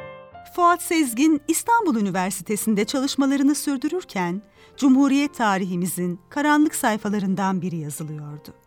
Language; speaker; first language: Turkish; native; Turkish